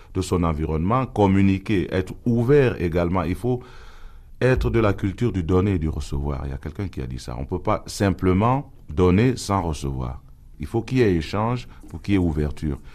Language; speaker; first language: French; non-native, local second language; Duala